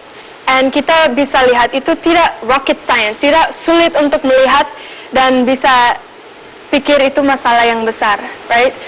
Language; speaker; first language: Indonesian; non-native, local second language; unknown